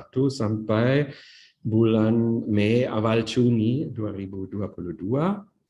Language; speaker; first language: Indonesian; non-native, fluent; German